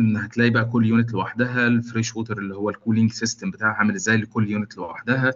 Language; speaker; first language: Arabic; native; Arabic